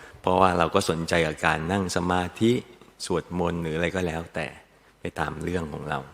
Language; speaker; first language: Thai; native; Thai